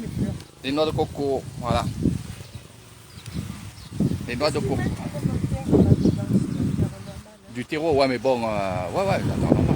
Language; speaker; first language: French; native; French